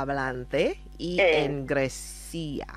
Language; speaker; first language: Spanish; non-native, learner; English